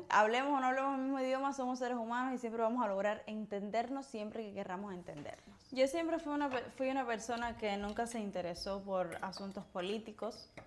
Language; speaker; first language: Spanish; native; Spanish